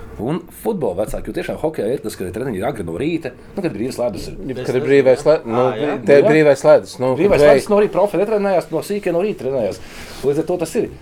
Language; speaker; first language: Latvian; early bilingual, heritage; Latvian